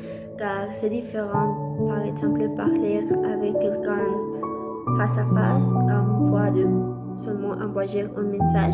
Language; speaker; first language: French; non-native, learner; Spanish